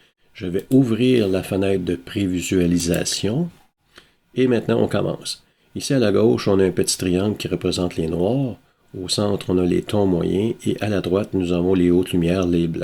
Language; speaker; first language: French; native; French